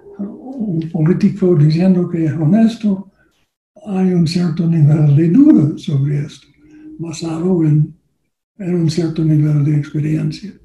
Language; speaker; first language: Spanish; non-native, learner; English